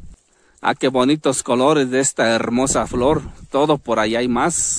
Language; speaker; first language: Spanish; native; Spanish